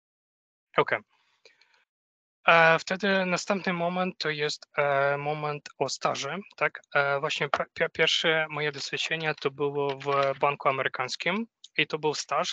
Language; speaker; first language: Polish; non-native, fluent; Ukrainian